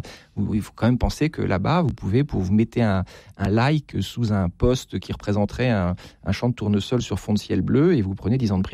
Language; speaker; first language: French; native; French